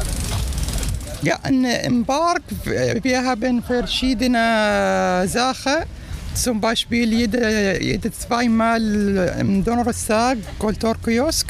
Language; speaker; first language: German; non-native, learner; Arabic